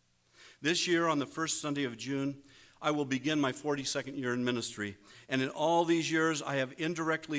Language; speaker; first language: English; native; English